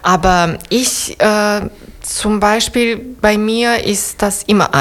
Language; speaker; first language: German; non-native, fluent; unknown